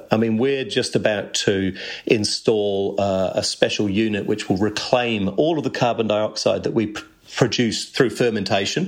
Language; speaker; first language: English; native; English